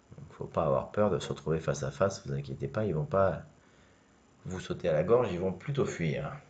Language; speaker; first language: French; native; French